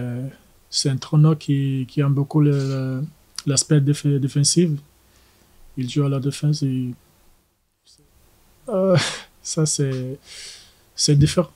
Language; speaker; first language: French; non-native, learner; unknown